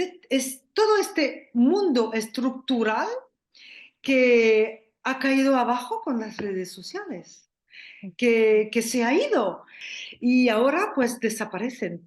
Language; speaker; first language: Spanish; non-native, fluent; French